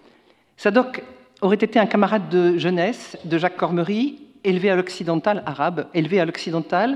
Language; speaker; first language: French; native; French